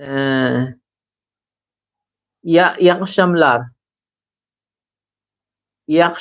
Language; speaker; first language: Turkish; non-native, learner; Filipino